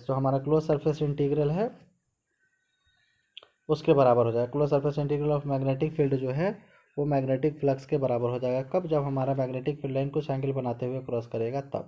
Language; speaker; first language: Hindi; native; Hindi